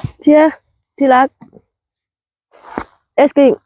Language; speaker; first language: Swedish; non-native, learner; Thai